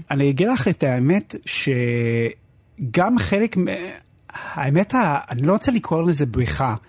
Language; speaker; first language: Hebrew; non-native, fluent; English